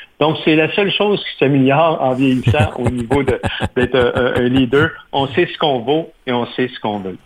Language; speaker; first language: French; native; French